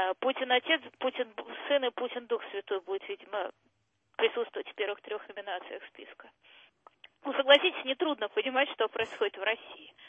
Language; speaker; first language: Russian; native; Russian